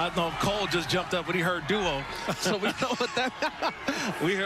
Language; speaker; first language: English; native; English